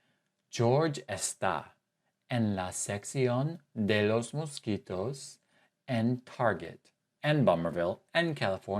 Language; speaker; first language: Spanish; non-native, fluent; English